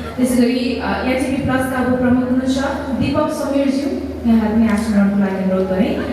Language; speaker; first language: Nepali; native; Nepali